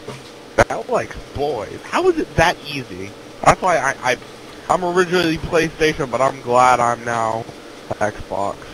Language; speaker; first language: English; native; English